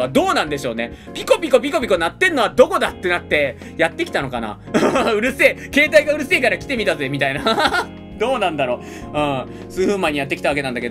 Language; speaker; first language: Japanese; native; Japanese